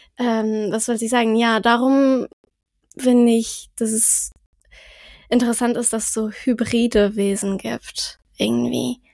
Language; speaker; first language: German; early bilingual, heritage; French